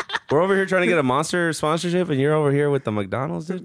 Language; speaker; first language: English; early bilingual, other home language; Spanish